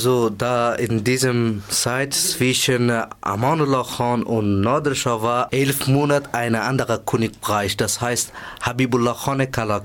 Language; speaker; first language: German; non-native, learner; Persian